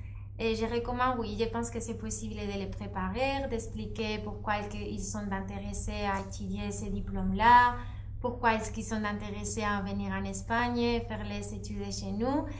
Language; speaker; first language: French; non-native, fluent; Spanish